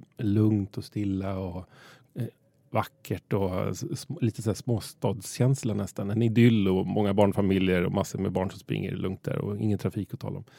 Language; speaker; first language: Swedish; native; Swedish